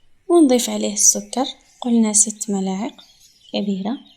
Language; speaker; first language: Arabic; native; Arabic